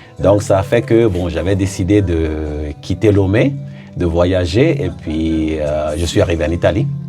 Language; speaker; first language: French; non-native, local second language; Ewe